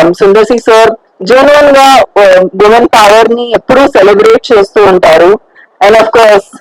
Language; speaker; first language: Telugu; non-native, fluent; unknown